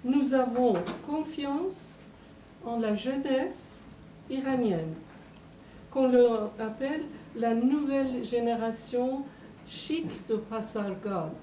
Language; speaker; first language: French; non-native, fluent; Persian